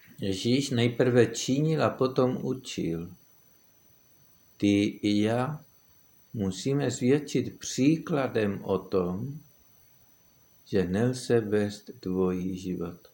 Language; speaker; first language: Czech; non-native, fluent; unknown